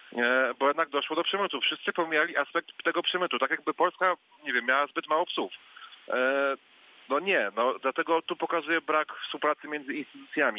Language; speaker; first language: Polish; native; Polish